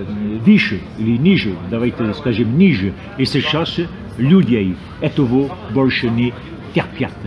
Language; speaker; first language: Russian; non-native, fluent; French